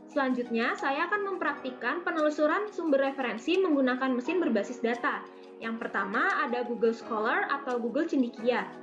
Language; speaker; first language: Indonesian; native; Indonesian